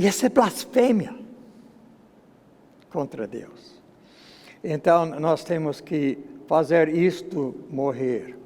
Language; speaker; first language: Portuguese; non-native, fluent; English